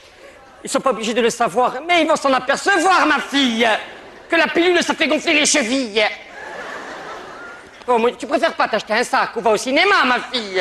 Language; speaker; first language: French; native; French